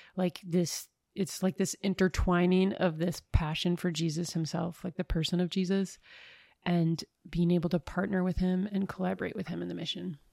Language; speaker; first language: English; native; English